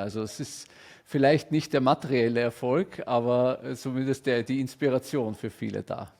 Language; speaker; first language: German; native; German